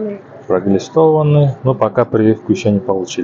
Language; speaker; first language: Russian; non-native, local second language; Kyrgyz